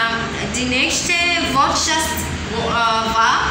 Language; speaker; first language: German; non-native, learner; English